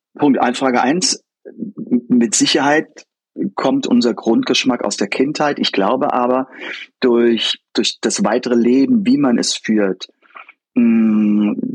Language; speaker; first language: German; native; German